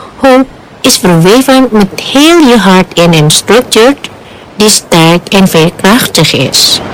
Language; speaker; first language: Dutch; non-native, fluent; Indonesian